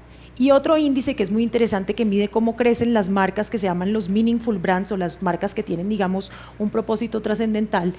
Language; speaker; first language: Spanish; native; Spanish